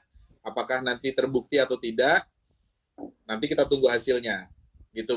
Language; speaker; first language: Indonesian; native; Indonesian